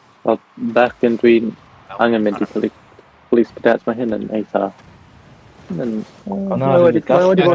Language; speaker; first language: Welsh; non-native, local second language; English